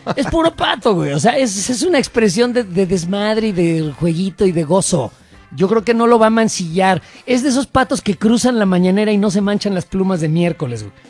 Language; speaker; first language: Spanish; native; Spanish